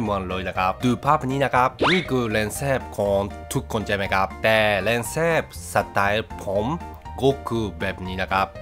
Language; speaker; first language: Thai; non-native, learner; Japanese